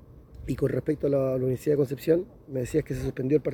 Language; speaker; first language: Spanish; native; Spanish